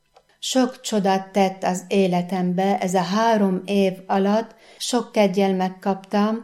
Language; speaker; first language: Hungarian; non-native, learner; Arabic